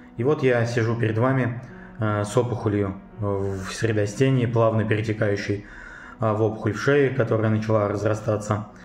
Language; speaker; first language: Russian; native; Russian